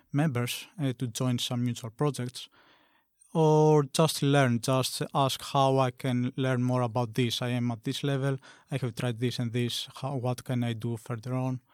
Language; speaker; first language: English; non-native, fluent; Greek